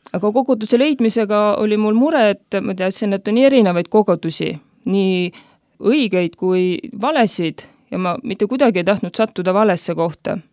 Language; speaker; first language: Estonian; native; Estonian